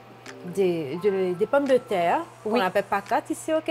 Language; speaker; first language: French; non-native, local second language; Morisyen